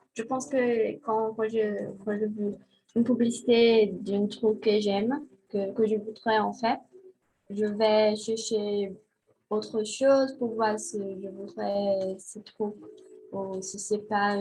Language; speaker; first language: French; non-native, learner; Portuguese